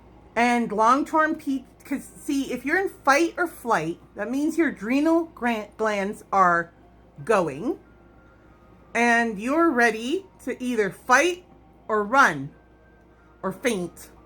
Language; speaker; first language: English; native; English